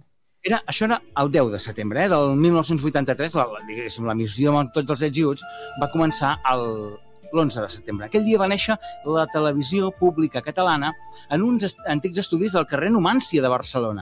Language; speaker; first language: Catalan; native; Catalan